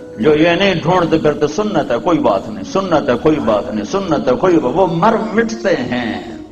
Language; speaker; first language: Urdu; non-native, local second language; Saraiki